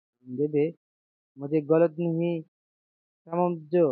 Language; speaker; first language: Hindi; non-native, learner; Bangla